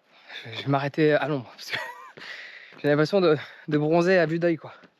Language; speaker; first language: French; native; French